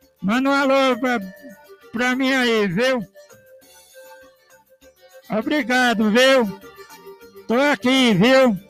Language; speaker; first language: Portuguese; native; Portuguese